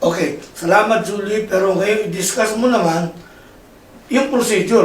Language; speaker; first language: Filipino; native; Filipino